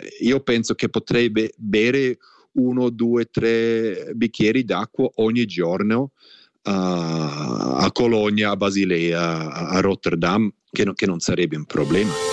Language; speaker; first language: Italian; non-native, local second language; German